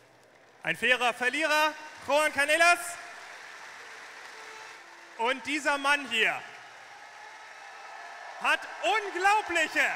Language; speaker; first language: German; native; German